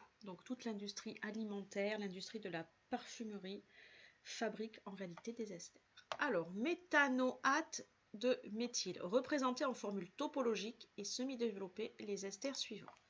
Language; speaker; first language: French; native; French